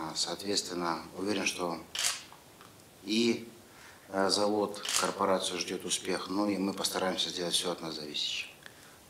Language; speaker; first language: Russian; native; Russian